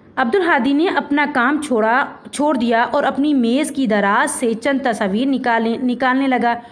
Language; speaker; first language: Urdu; native; Urdu